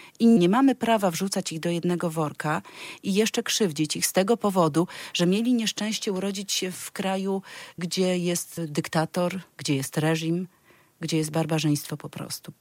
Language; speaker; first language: Polish; native; Polish